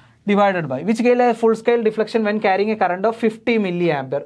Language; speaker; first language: English; non-native, local second language; Malayalam